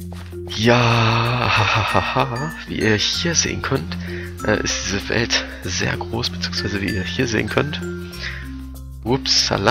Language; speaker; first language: German; native; German